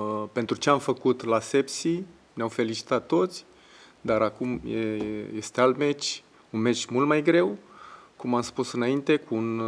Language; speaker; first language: Romanian; non-native, fluent; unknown